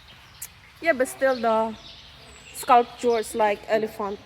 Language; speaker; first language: English; non-native, local second language; Filipino